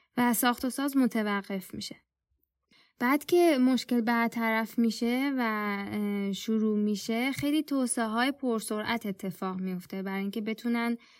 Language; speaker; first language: Persian; native; Persian